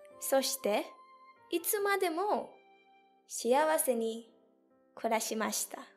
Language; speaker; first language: Japanese; non-native, fluent; English